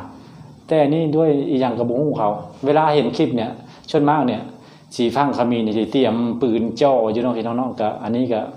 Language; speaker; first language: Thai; non-native, local second language; Lao